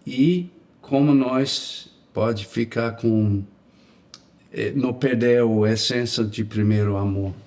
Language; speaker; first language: Portuguese; non-native, learner; English